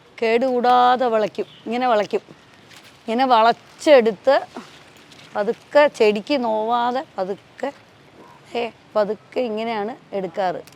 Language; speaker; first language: Malayalam; non-native, local second language; Tamil